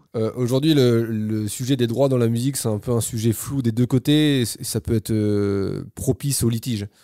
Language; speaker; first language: French; native; French